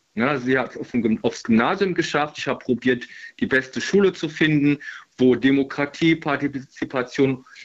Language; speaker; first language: German; native; German